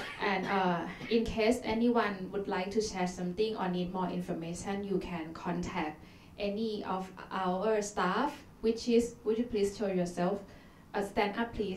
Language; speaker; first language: English; non-native, fluent; Thai